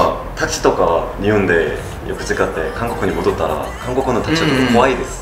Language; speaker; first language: Japanese; non-native, learner; Korean